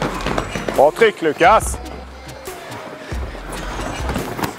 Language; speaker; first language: Swedish; native; Swedish